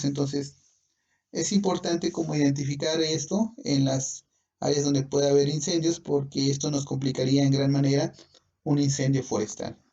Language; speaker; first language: Spanish; native; Spanish